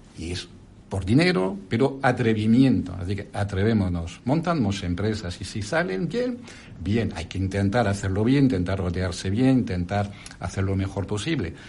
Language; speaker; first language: Spanish; non-native, fluent; French